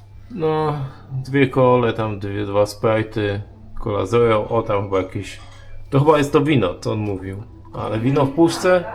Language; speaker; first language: Polish; native; Polish